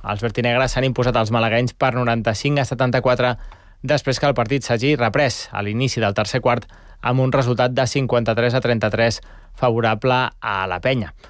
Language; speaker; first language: Catalan; native; Catalan